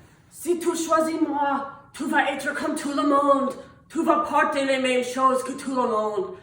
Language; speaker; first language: French; non-native, learner; English